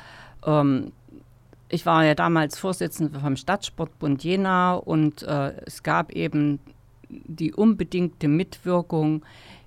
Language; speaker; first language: German; native; German